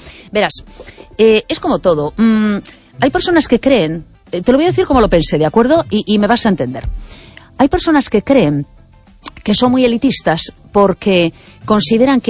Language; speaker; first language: Spanish; native; Spanish